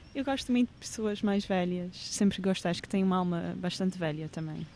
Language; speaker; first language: Portuguese; early bilingual, heritage; English